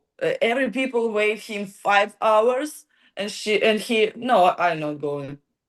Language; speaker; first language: English; non-native, learner; Ukrainian